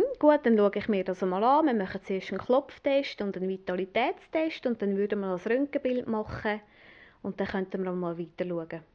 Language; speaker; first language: German; native; German